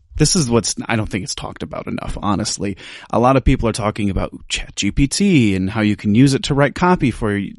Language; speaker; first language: English; native; English